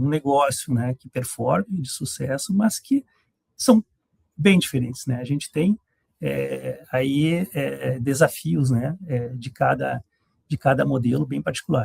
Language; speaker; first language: Portuguese; native; Portuguese